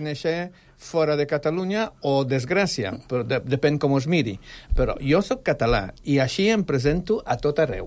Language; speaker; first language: Catalan; non-native, fluent; Polish